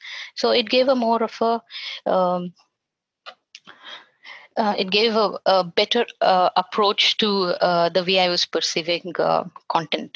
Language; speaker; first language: English; non-native, local second language; Kannada